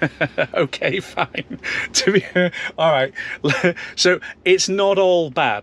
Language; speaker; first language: English; native; English